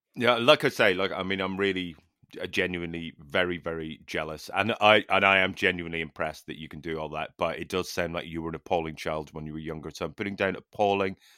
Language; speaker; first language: English; native; English